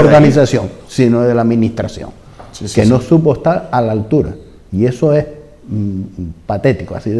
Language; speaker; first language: Spanish; native; Spanish